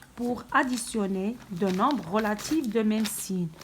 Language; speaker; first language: French; non-native, local second language; Arabic